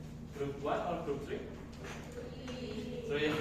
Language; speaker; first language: English; non-native, fluent; Indonesian